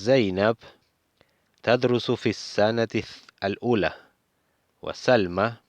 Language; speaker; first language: Arabic; non-native, fluent; Spanish